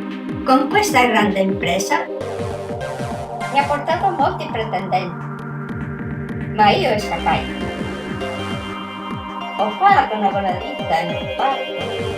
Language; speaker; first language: Italian; non-native, learner; Catalan